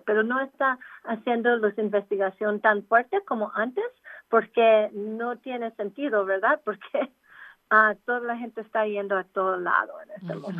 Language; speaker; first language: Spanish; non-native, local second language; English